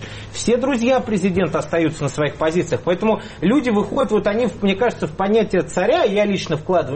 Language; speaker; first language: Russian; native; Russian